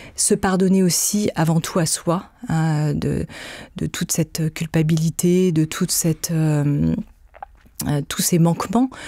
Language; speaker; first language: French; native; French